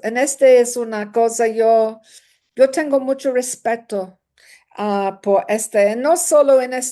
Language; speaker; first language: Spanish; non-native, learner; English